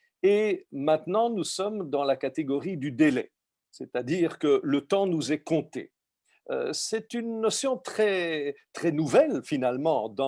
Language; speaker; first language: French; native; French